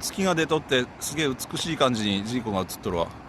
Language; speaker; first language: Japanese; native; Japanese